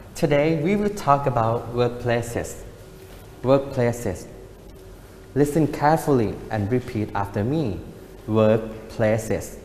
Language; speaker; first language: English; non-native, fluent; Thai